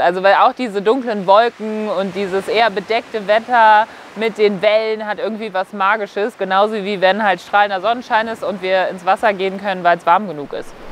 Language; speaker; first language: German; native; German